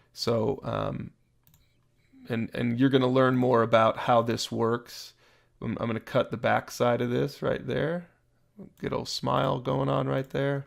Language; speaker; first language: English; native; English